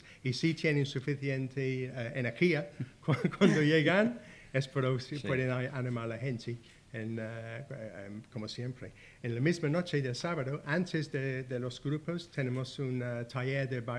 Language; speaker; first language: Spanish; non-native, learner; English